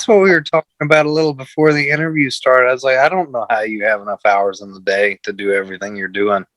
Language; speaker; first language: English; native; English